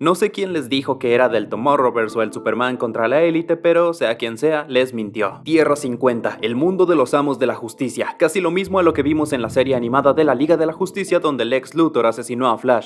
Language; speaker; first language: Spanish; native; Spanish